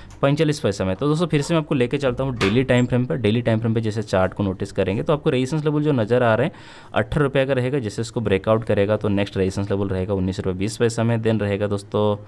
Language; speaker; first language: Hindi; native; Hindi